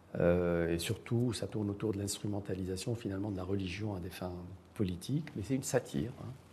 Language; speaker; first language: French; non-native, local second language; Arabic